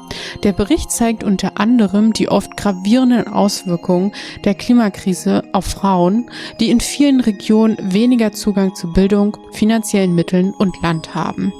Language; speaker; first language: German; native; German